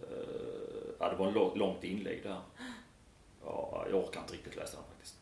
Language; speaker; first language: Swedish; native; Swedish